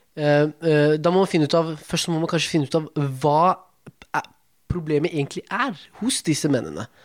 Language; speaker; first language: Norwegian; early bilingual, other home language; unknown